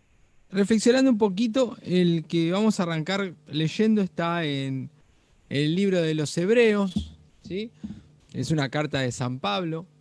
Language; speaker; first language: Spanish; native; Spanish